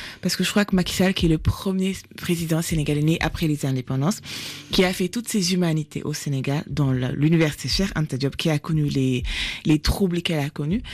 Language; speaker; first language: French; non-native, local second language; Fula